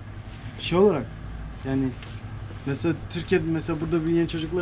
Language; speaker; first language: Turkish; early bilingual, heritage; Turkish